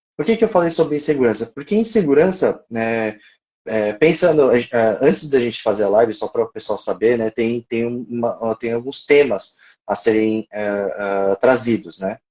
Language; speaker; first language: Portuguese; early bilingual, other home language; Japanese